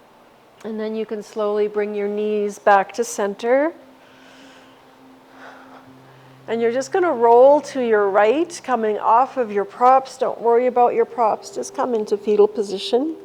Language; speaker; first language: English; native; English